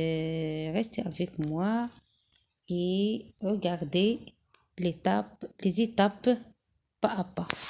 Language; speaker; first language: French; non-native, local second language; Arabic